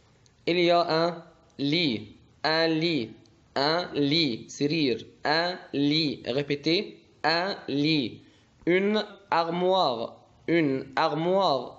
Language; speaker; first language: French; non-native, fluent; Arabic